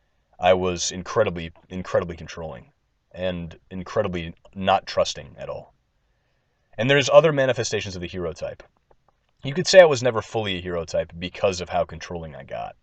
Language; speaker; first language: English; native; English